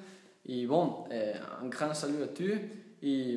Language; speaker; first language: French; non-native, learner; Italian